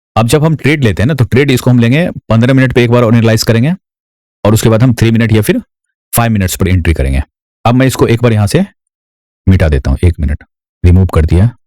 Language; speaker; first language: Hindi; native; Hindi